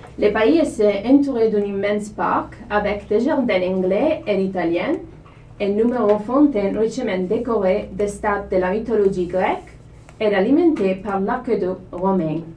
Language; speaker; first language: French; non-native, learner; Italian